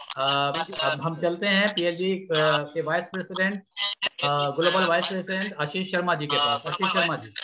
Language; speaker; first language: Hindi; native; Hindi